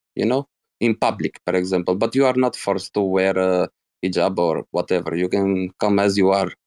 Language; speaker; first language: English; non-native, fluent; Arabic